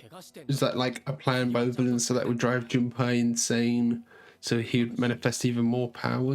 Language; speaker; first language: English; native; English